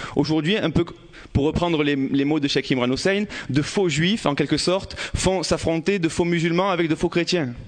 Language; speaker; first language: French; native; French